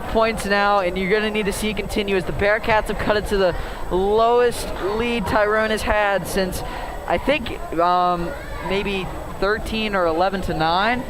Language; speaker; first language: English; native; English